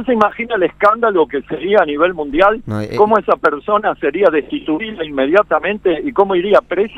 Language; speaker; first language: Spanish; native; Spanish